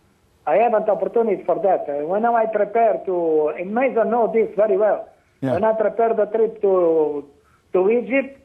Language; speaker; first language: English; non-native, fluent; Portuguese